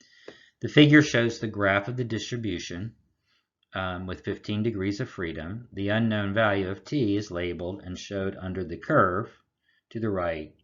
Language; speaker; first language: English; native; English